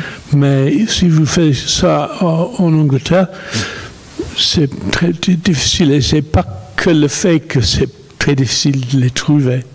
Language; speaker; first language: French; non-native, fluent; English